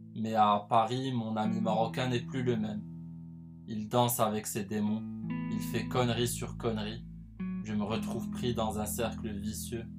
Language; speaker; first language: French; non-native, local second language; Arabic